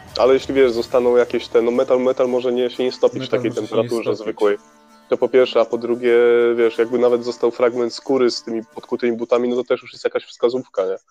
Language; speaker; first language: Polish; native; Polish